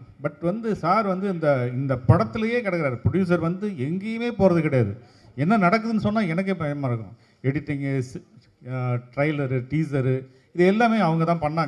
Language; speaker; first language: Tamil; native; Tamil